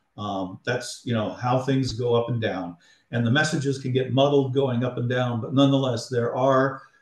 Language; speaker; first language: English; native; English